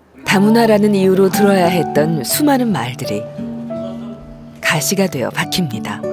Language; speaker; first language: Korean; native; Korean